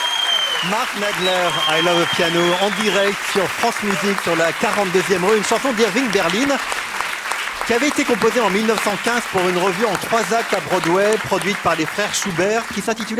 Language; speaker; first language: French; native; French